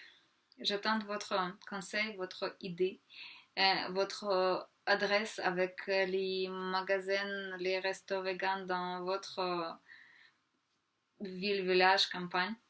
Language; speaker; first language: French; non-native, fluent; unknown